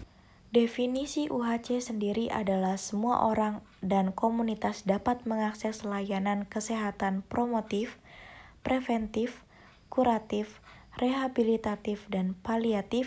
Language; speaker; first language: Indonesian; native; Indonesian